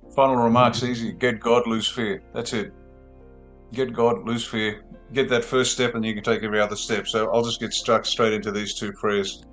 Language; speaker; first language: English; native; English